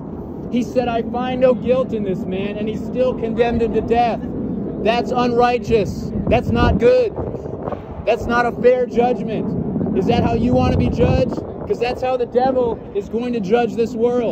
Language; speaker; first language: English; native; English